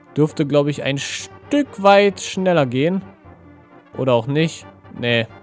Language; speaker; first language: German; native; German